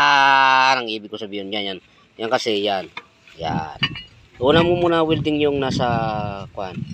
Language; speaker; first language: Filipino; native; Filipino